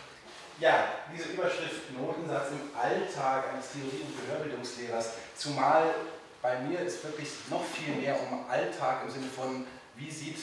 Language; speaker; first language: German; native; German